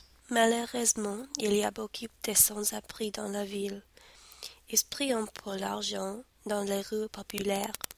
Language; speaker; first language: French; non-native, learner; English